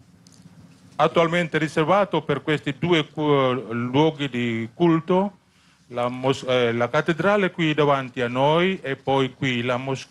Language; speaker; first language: Italian; non-native, fluent; Indonesian